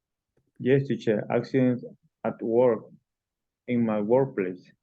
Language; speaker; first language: English; non-native, learner; Spanish